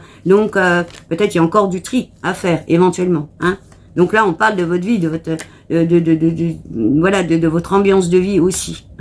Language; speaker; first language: French; native; French